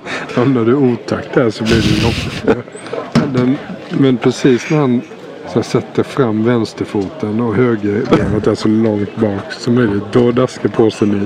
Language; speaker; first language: Swedish; native; Swedish